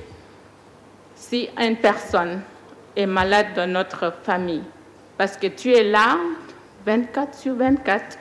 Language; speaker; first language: French; non-native, learner; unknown